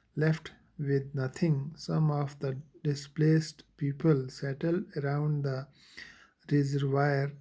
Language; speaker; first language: English; non-native, local second language; Urdu